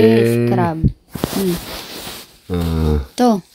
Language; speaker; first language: Korean; non-native, learner; Filipino